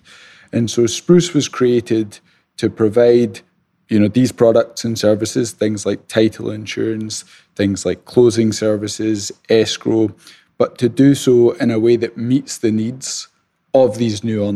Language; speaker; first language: English; native; English